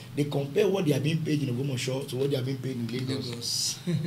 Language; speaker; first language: English; non-native, local second language; Yoruba